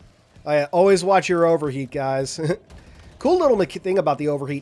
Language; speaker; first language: English; native; English